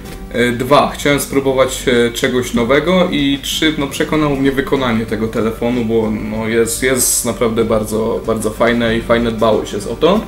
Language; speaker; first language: Polish; native; Polish